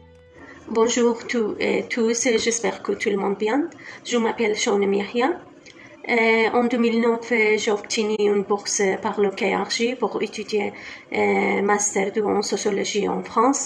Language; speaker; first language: French; non-native, fluent; Kurdish